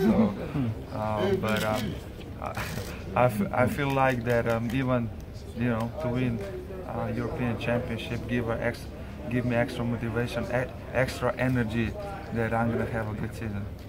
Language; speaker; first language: English; non-native, fluent; Slovenian